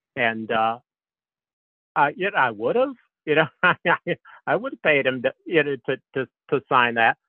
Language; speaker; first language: English; native; English